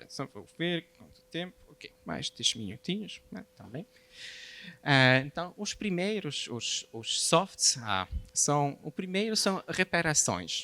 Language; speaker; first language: Portuguese; non-native, fluent; Polish